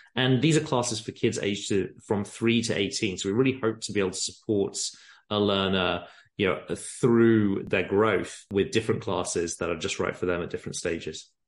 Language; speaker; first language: English; native; English